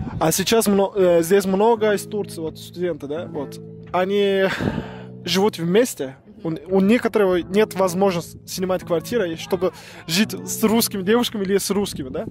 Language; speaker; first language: Russian; non-native, learner; Turkish